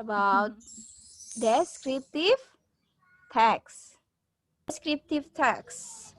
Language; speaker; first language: English; non-native, learner; Indonesian